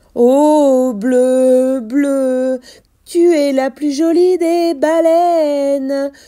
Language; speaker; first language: French; native; French